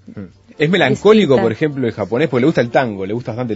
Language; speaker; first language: Spanish; native; Spanish